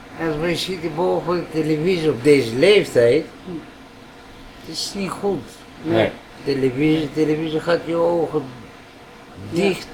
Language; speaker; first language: Dutch; non-native, learner; Greek